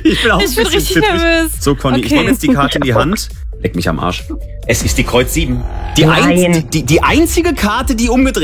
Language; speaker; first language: German; native; German